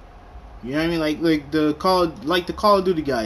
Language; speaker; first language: English; native; English